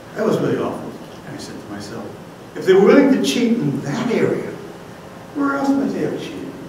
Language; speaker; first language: English; native; English